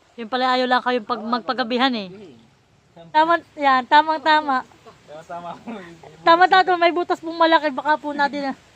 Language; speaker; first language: Filipino; native; Filipino